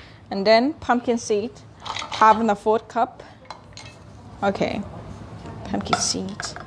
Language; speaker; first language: English; non-native, learner; Thai